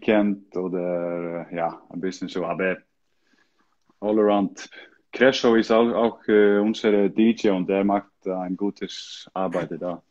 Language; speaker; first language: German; non-native, learner; Icelandic